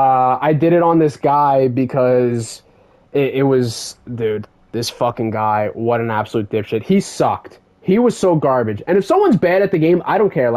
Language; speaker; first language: English; native; English